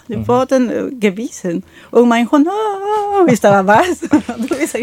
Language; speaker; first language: German; non-native, fluent; Spanish